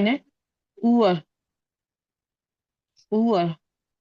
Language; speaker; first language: German; non-native, learner; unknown